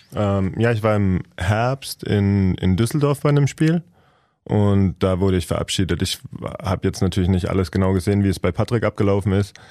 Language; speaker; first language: German; native; German